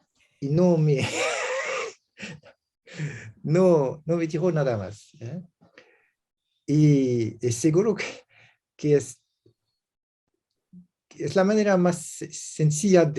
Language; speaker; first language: Spanish; non-native, learner; French